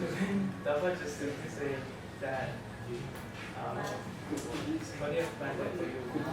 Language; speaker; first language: English; non-native, fluent; Indonesian